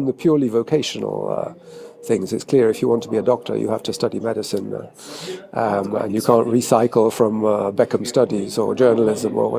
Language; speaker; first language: English; native; English